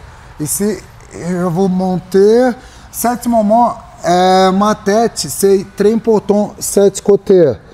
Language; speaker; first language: French; non-native, learner; Portuguese